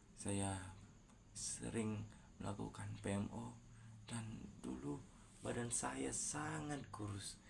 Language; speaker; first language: Indonesian; native; Indonesian